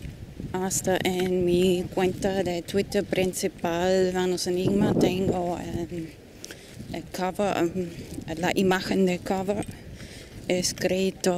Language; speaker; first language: Spanish; non-native, fluent; German